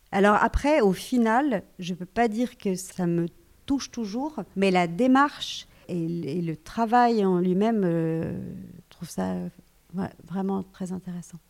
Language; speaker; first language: French; native; French